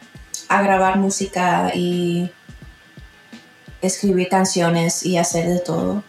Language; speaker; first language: Spanish; early bilingual, heritage; Spanish